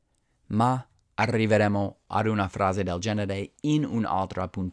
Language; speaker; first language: Italian; non-native, fluent; English